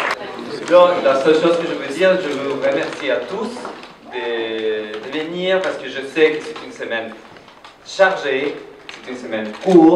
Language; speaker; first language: French; non-native, fluent; Spanish